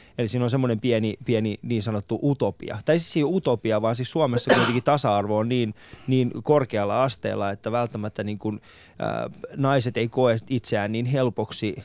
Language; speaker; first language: Finnish; early bilingual, other home language; Persian